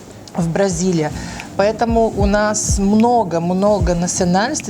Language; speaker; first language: Russian; non-native, learner; Portuguese